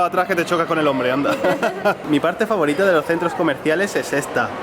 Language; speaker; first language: Spanish; native; Spanish